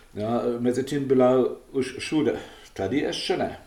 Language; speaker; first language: Czech; non-native, fluent; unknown